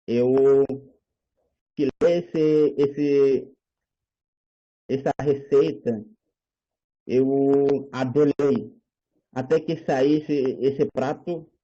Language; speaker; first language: Portuguese; non-native, learner; Haitian Creole